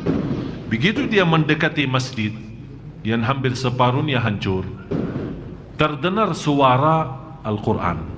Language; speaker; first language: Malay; non-native, fluent; Arabic